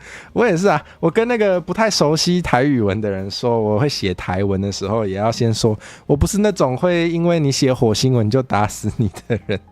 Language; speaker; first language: Chinese; native; Chinese